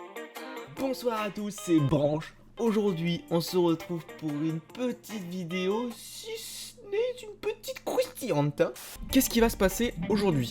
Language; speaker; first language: French; native; French